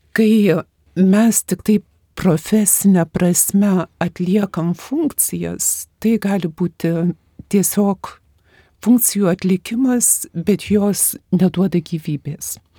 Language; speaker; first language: Lithuanian; native; Lithuanian